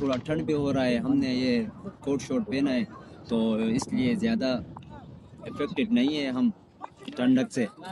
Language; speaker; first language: Hindi; non-native, local second language; Pashto